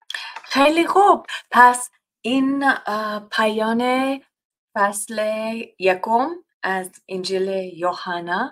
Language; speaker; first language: Persian; non-native, fluent; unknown